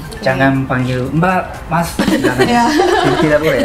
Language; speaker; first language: Indonesian; non-native, learner; Japanese